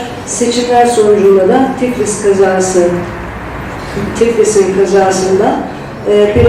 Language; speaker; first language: Turkish; native; Turkish